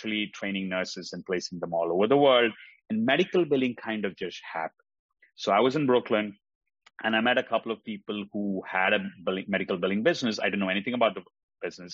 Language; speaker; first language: English; non-native, local second language; Tamil